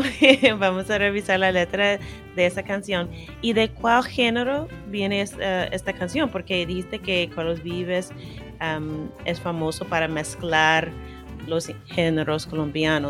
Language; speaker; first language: Spanish; non-native, fluent; English